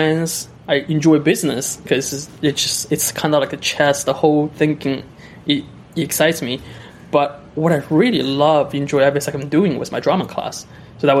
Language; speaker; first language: English; non-native, fluent; Chinese